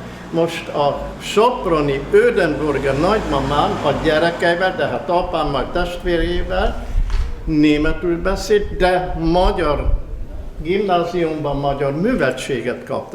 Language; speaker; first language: Hungarian; early bilingual, heritage; German